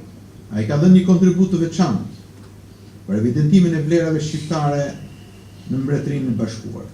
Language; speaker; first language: Albanian; native; Albanian